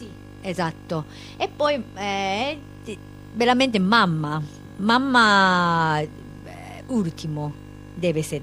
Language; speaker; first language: Italian; non-native, learner; Japanese